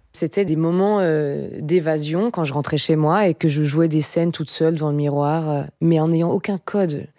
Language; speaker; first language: French; native; French